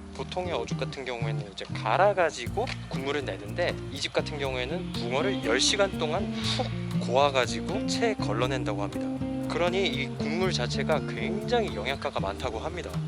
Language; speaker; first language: Korean; native; Korean